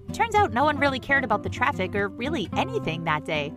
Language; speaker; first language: English; native; English